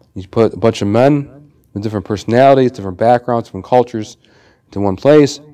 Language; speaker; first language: English; native; English